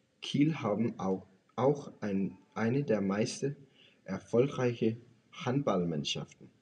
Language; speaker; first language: German; non-native, learner; Danish